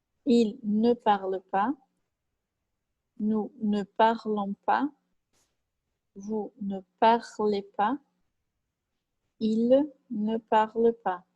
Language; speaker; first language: French; non-native, fluent; Portuguese